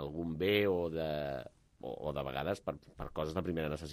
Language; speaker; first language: Catalan; native; Catalan